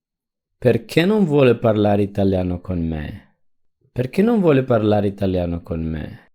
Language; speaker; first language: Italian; non-native, fluent; Spanish